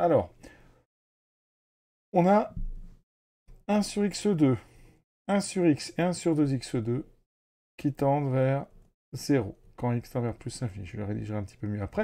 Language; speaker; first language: French; native; French